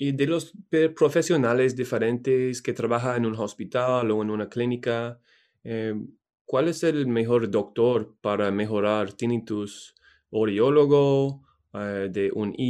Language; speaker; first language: Spanish; non-native, learner; English